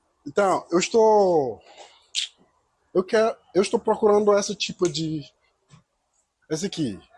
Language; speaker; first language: Portuguese; non-native, learner; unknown